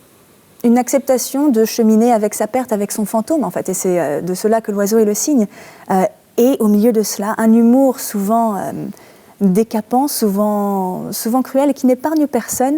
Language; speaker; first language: French; native; French